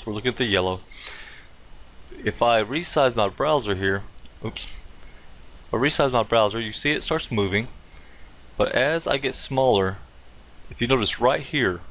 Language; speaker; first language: English; native; English